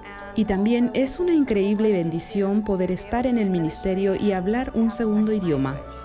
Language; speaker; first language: Spanish; non-native, fluent; English